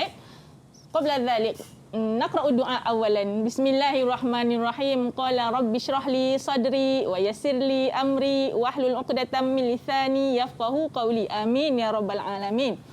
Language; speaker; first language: Arabic; non-native, fluent; Malay